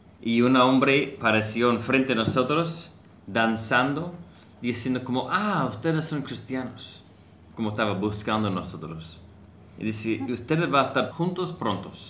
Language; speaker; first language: Spanish; non-native, learner; English